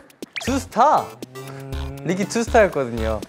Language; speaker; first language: Korean; native; Korean